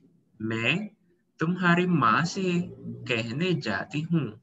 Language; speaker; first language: Hindi; non-native, fluent; Indonesian